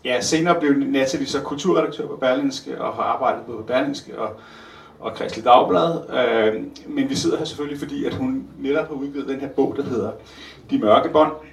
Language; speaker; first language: Danish; native; Danish